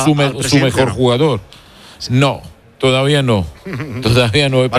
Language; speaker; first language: Spanish; non-native, fluent; Georgian